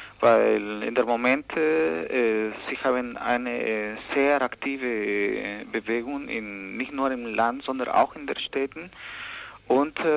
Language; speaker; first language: German; non-native, learner; Spanish